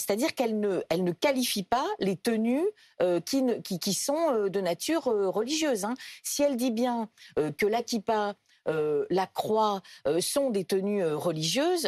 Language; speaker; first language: French; native; French